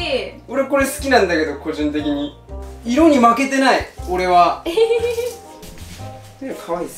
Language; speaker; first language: Japanese; native; Japanese